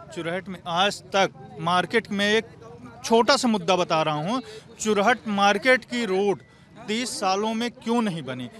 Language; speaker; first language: Hindi; native; Hindi